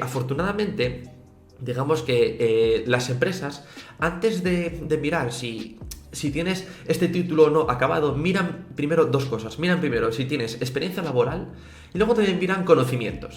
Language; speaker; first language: Spanish; native; Spanish